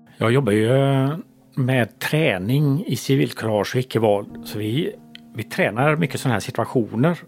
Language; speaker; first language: Swedish; native; Swedish